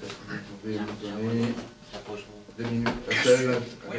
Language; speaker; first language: French; non-native, fluent; Portuguese